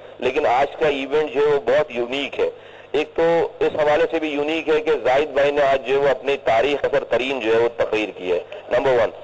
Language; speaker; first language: Urdu; native; Urdu